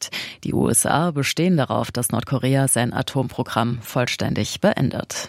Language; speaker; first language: German; native; German